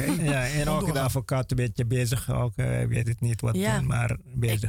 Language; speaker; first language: Dutch; non-native, learner; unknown